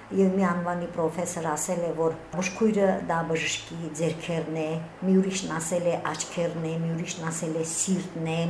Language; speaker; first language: Armenian; native; Armenian